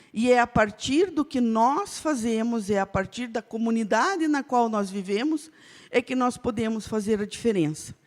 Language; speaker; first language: Portuguese; non-native, local second language; Ukrainian